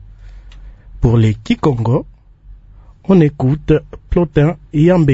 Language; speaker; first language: French; non-native, local second language; Lingala